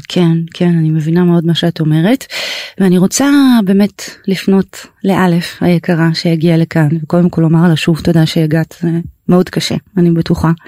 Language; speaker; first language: Hebrew; native; Hebrew